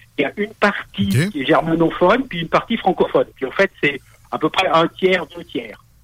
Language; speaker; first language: French; native; French